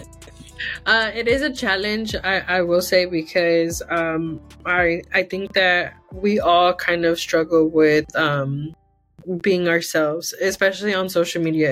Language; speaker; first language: English; early bilingual, other home language; Spanish